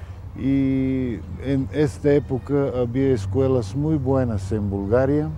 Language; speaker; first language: Spanish; non-native, fluent; Bulgarian